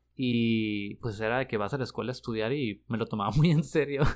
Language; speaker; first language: Spanish; native; Spanish